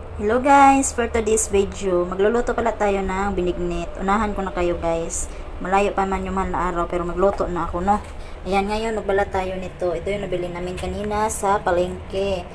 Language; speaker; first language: Filipino; non-native, local second language; Cebuano